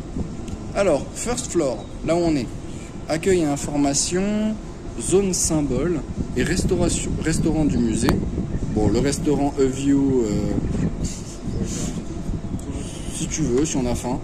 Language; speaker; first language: French; native; French